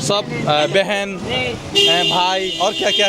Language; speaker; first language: Hindi; non-native, learner; Bangla